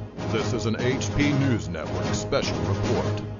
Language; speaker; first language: English; native; English